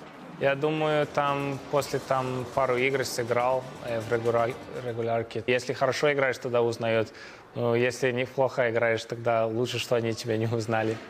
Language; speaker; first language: Russian; early bilingual, heritage; Russian